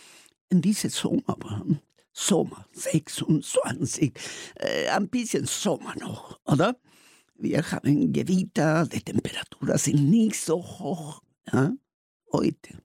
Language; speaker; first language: German; non-native, fluent; Spanish